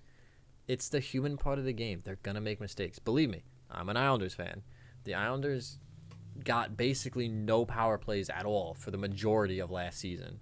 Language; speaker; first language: English; native; English